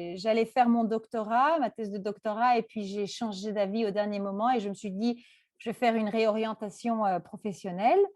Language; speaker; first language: French; non-native, local second language; Turkish